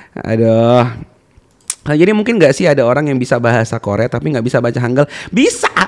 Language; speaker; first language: Indonesian; native; Indonesian